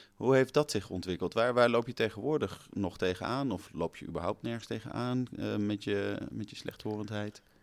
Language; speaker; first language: Dutch; native; Dutch